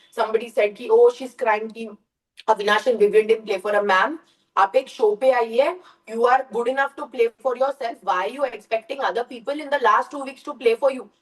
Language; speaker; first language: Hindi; early bilingual, heritage; Hindi